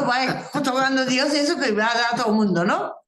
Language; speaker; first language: Spanish; non-native, fluent; English